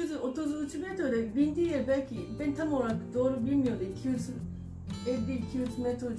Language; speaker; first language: Turkish; non-native, fluent; Japanese